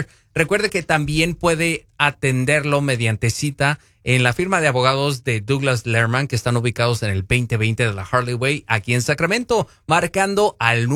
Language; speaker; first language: Spanish; native; Spanish